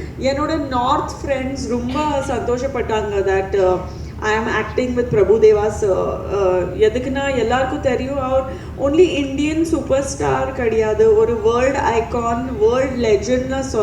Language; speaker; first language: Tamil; non-native, fluent; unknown